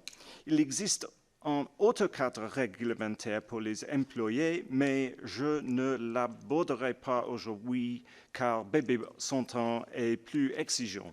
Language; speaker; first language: French; non-native, learner; English